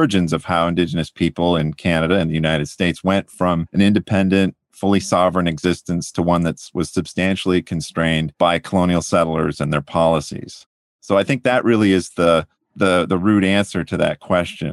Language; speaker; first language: English; native; English